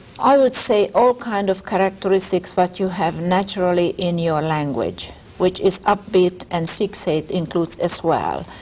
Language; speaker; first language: English; non-native, fluent; Hungarian